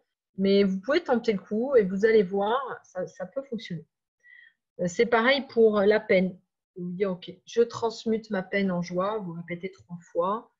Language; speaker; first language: French; native; French